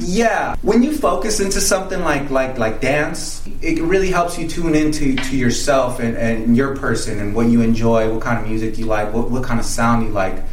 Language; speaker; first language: English; early bilingual, other home language; Spanish